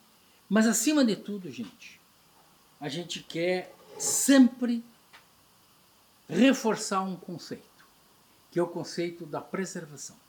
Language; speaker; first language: Portuguese; native; Portuguese